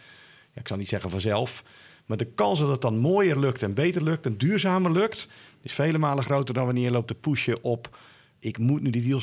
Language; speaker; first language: Dutch; native; Dutch